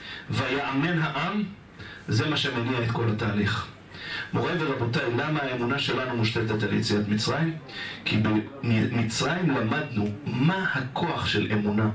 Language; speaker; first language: Hebrew; native; Hebrew